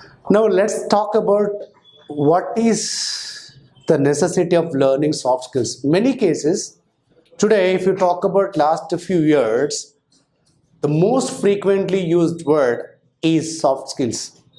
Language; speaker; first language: English; non-native, local second language; Telugu